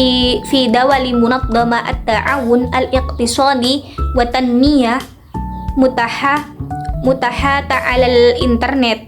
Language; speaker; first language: Arabic; non-native, learner; Indonesian